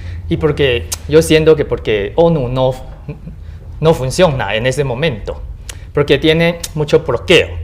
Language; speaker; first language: Spanish; non-native, learner; Chinese